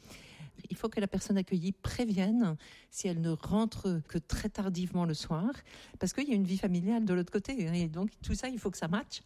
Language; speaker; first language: French; native; French